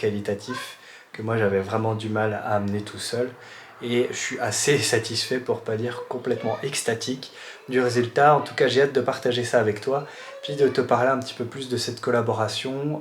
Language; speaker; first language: French; native; French